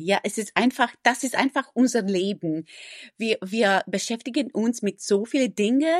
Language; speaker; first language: German; non-native, fluent; Romanian